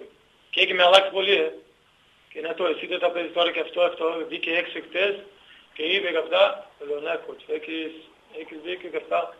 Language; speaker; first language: Greek; non-native, learner; Portuguese